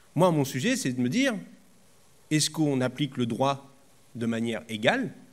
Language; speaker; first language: French; native; French